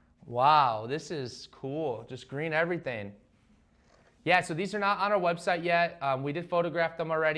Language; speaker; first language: English; native; English